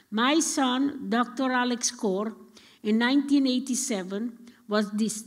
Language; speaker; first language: English; non-native, fluent; Romanian